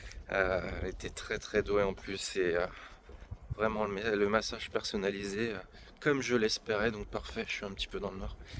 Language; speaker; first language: French; native; French